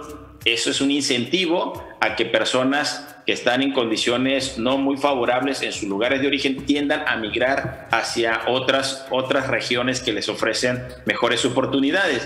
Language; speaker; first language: Spanish; native; Spanish